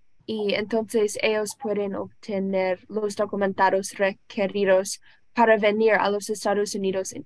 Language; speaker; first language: Spanish; non-native, learner; English